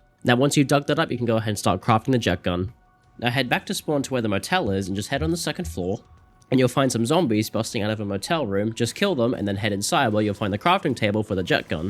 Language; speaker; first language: English; native; English